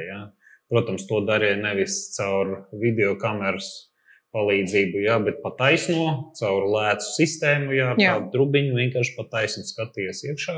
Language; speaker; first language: Latvian; non-native, local second language; Russian